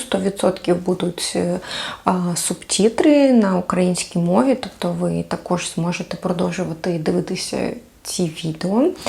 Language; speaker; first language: Ukrainian; non-native, local second language; Russian